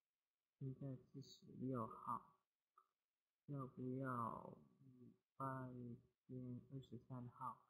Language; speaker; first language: Chinese; non-native, fluent; Indonesian